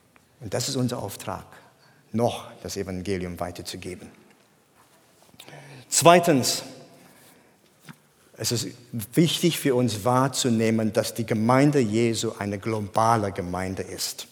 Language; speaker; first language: German; non-native, fluent; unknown